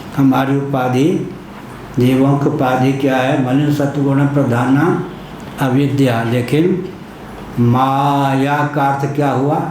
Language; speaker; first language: Hindi; non-native, local second language; Maithili